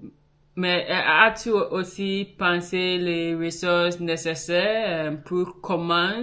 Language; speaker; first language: French; non-native, learner; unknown